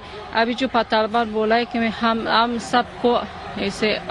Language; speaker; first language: Hindi; non-native, learner; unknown